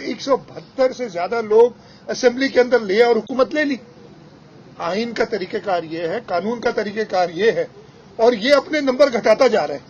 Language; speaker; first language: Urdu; non-native, local second language; Sindhi